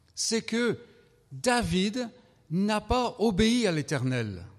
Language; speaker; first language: French; native; French